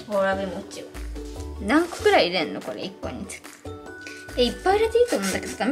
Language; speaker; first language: Japanese; native; Japanese